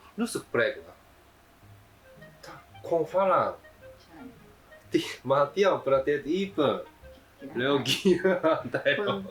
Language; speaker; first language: Thai; non-native, learner; Japanese